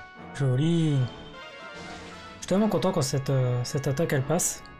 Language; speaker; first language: French; native; French